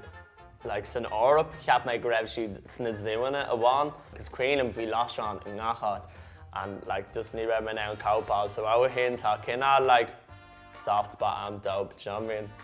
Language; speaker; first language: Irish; non-native, local second language; English